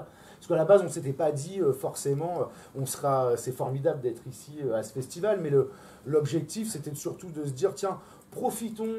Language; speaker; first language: French; native; French